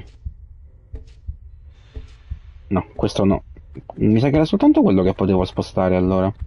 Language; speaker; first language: Italian; native; Italian